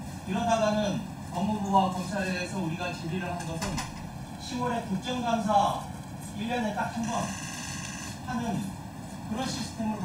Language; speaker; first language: Korean; native; Korean